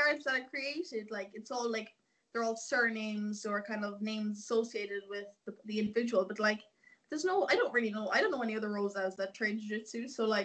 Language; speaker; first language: English; native; English